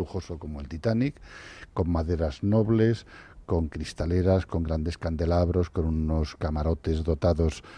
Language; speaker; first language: Spanish; native; Spanish